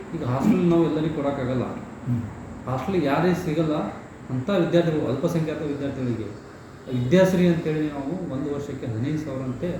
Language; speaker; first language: Kannada; non-native, local second language; Lambadi